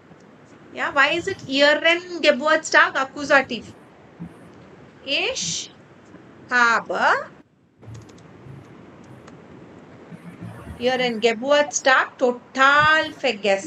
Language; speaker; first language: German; non-native, fluent; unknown